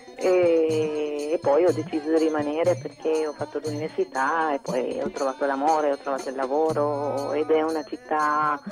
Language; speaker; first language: Italian; non-native, fluent; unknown